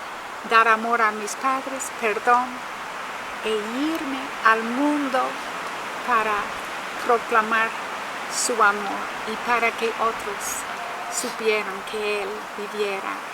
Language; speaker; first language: Spanish; non-native, fluent; English